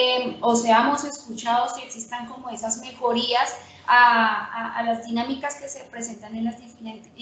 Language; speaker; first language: Spanish; native; Spanish